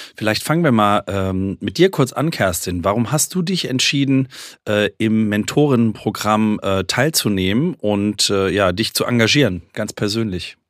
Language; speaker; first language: German; native; German